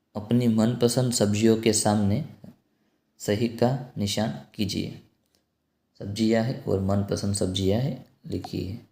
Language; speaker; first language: Hindi; non-native, local second language; Gujarati